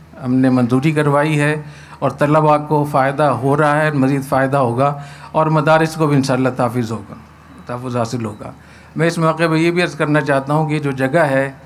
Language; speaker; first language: Urdu; native; Urdu